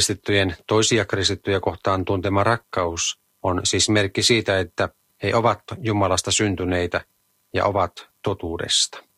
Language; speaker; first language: Finnish; native; Finnish